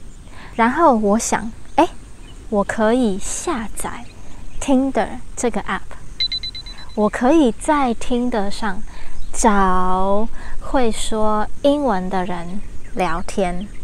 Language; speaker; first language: Chinese; non-native, learner; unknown